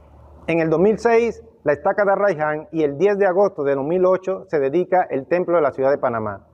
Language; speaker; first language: Spanish; native; Spanish